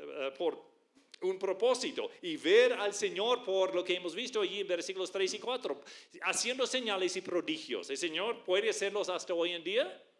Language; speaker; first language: Spanish; non-native, fluent; English